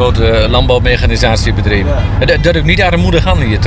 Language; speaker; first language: Dutch; native; Dutch